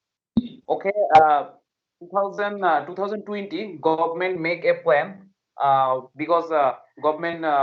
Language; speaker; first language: English; non-native, learner; Bangla